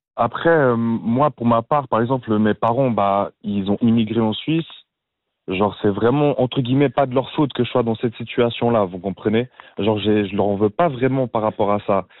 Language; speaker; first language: French; early bilingual, other home language; Albanian